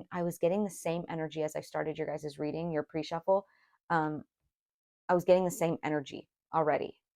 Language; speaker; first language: English; native; English